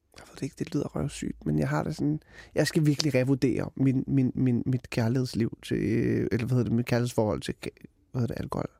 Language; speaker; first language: Danish; early bilingual, other home language; Arabic